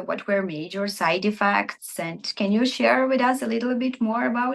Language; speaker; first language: English; non-native, fluent; Armenian